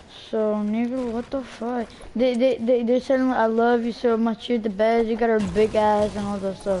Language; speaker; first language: English; early bilingual, other home language; Spanish